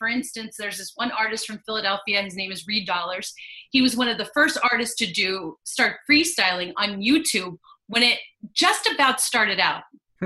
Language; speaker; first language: English; native; English